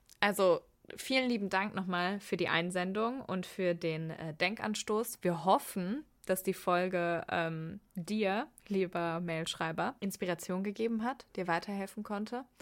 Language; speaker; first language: German; early bilingual, other home language; Persian